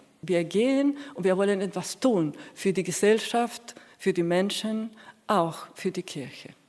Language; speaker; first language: German; non-native, fluent; Spanish